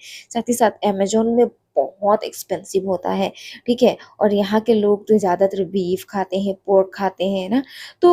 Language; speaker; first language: Hindi; non-native, local second language; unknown